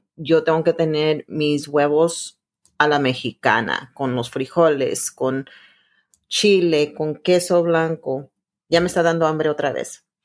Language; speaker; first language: Spanish; early bilingual, heritage; Spanish